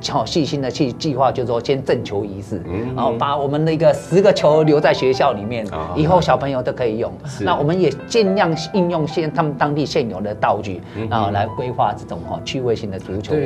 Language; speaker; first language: Chinese; native; Chinese